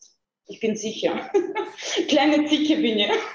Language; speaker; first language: German; non-native, fluent; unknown